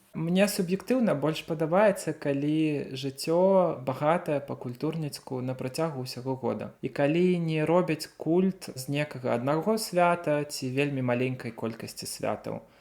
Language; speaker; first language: Belarusian; native; Belarusian